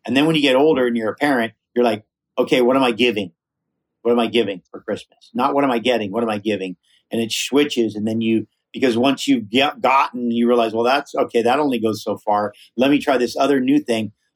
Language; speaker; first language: English; native; English